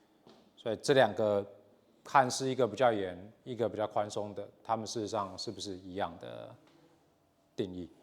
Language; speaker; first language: Chinese; native; Chinese